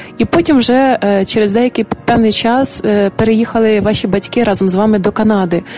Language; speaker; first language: Ukrainian; native; Ukrainian